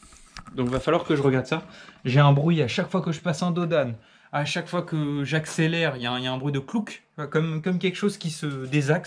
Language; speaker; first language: French; native; French